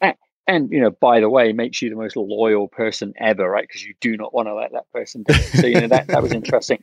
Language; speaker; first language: English; native; English